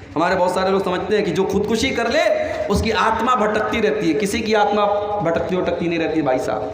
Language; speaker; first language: Urdu; native; Urdu